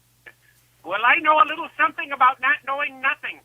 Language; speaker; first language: English; native; English